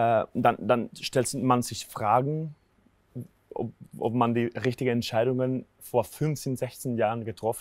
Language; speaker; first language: German; non-native, fluent; Spanish